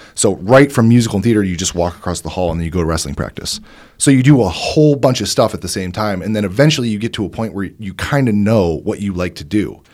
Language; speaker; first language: English; native; English